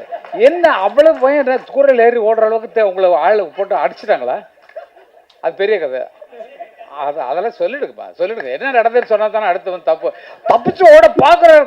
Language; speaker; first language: Tamil; native; Tamil